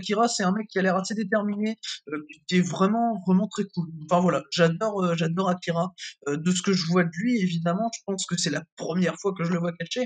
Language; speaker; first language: French; native; French